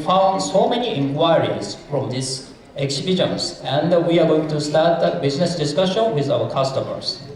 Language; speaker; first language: English; non-native, fluent; Japanese